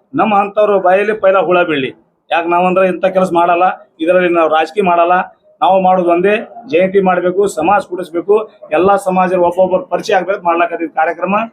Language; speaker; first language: Kannada; non-native, local second language; Lambadi